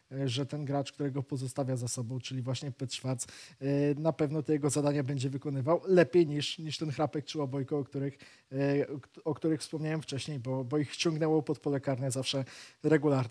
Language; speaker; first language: Polish; native; Polish